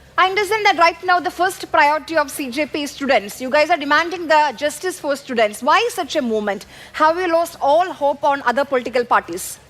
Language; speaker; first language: English; non-native, local second language; Malayalam